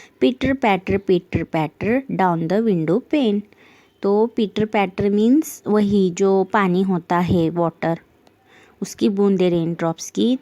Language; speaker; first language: Urdu; native; Urdu